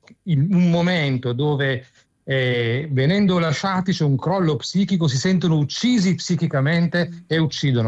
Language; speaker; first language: Italian; native; Italian